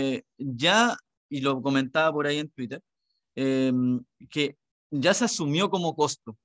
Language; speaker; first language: Spanish; native; Spanish